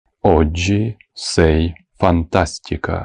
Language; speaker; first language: Italian; non-native, fluent; Ukrainian